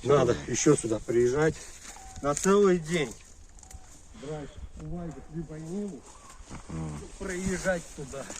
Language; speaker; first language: Russian; native; Russian